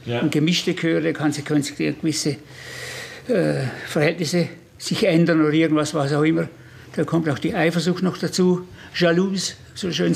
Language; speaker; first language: German; native; German